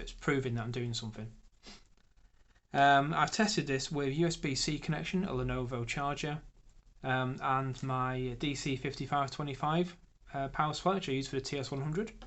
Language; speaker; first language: English; native; English